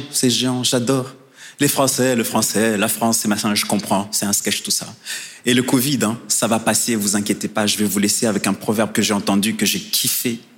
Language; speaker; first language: French; non-native, local second language; Kinyarwanda